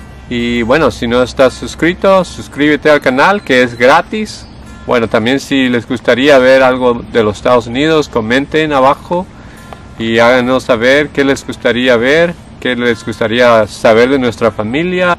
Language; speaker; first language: Spanish; native; Spanish